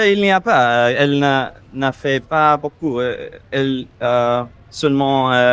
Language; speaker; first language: French; non-native, learner; English